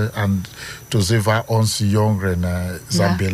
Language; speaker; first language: Dutch; non-native, learner; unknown